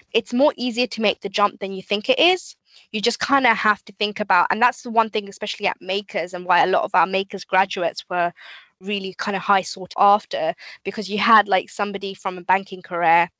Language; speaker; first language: English; native; English